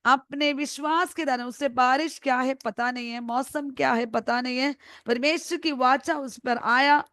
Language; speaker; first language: Hindi; non-native, local second language; Malayalam